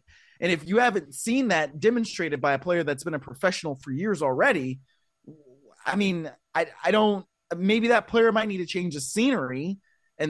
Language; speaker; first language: English; native; English